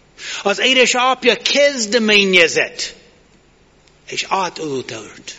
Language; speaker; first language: Hungarian; non-native, learner; English